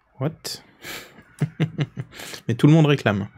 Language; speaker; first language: French; native; French